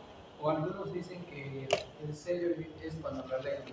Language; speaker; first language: Spanish; native; Spanish